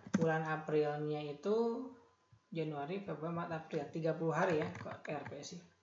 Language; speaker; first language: Indonesian; native; Indonesian